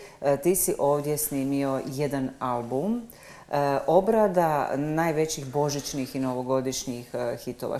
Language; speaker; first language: Serbian; native; Serbian